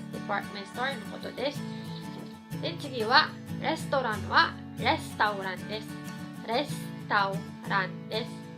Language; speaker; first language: Japanese; non-native, fluent; Cebuano